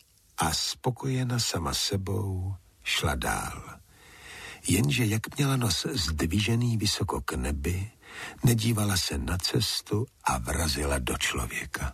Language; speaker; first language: Czech; native; Czech